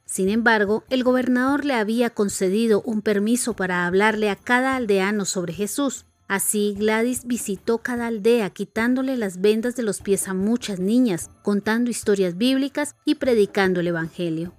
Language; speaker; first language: Spanish; native; Spanish